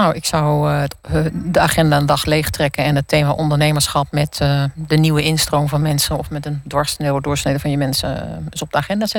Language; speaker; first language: Dutch; native; Dutch